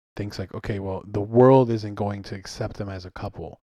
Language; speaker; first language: English; early bilingual, other home language; Spanish